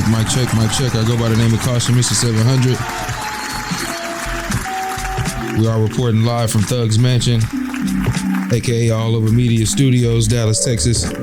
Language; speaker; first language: English; native; English